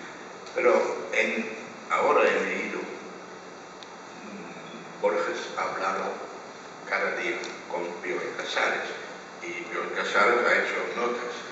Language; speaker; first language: Spanish; non-native, fluent; Dutch